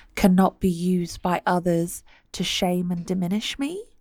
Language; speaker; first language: English; native; English